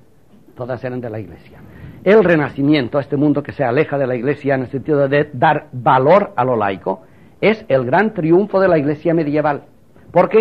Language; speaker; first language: Spanish; native; Spanish